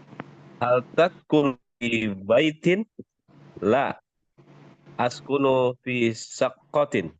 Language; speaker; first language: Arabic; non-native, learner; Indonesian